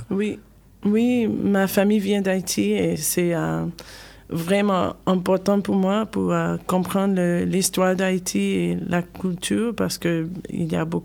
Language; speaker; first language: French; non-native, learner; English